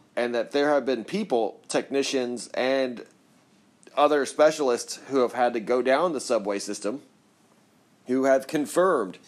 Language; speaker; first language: English; native; English